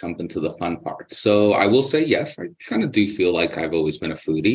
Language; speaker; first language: English; native; English